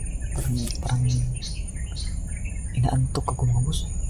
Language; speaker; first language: Filipino; non-native, local second language; Cebuano